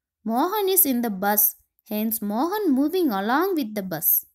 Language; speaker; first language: English; non-native, local second language; Tamil